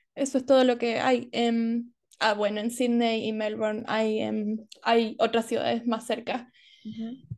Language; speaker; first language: Spanish; early bilingual, heritage; Spanish